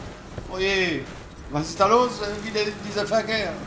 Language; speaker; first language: German; non-native, fluent; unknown